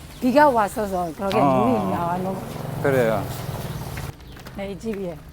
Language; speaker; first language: Korean; non-native, learner; Burmese